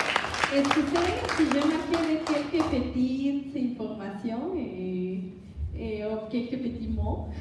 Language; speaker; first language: French; non-native, learner; Spanish